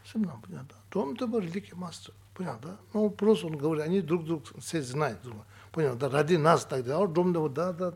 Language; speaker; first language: Russian; non-native, learner; Tibetan